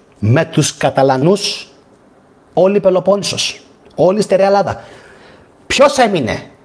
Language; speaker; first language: Greek; native; Greek